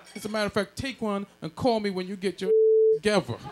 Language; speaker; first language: English; native; English